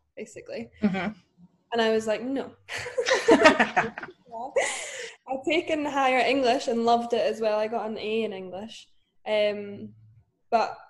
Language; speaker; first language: English; native; English